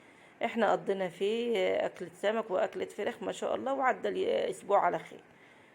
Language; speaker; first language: Arabic; native; Arabic